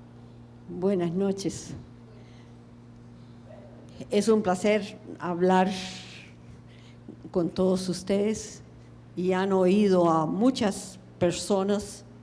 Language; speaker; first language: Spanish; early bilingual, heritage; English